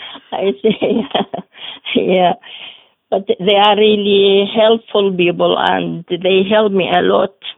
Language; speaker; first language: English; non-native, learner; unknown